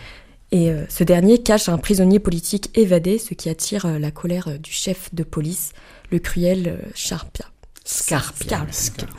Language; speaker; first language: French; native; French